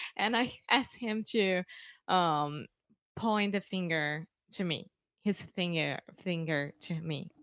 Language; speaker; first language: English; non-native, fluent; Portuguese